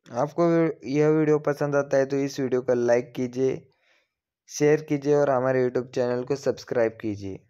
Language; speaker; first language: Hindi; non-native, local second language; Marathi